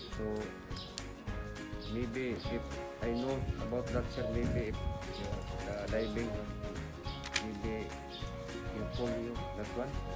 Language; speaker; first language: English; non-native, learner; Cebuano